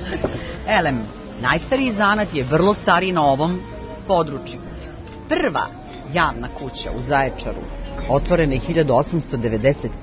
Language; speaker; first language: Serbian; native; Serbian